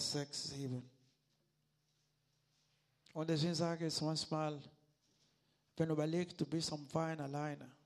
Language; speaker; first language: German; non-native, learner; Lingala